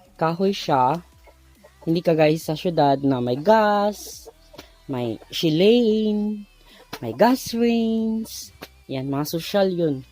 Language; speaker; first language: Filipino; non-native, local second language; Cebuano